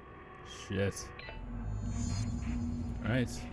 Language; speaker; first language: English; native; English